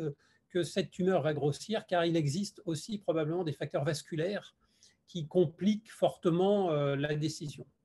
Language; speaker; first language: French; native; French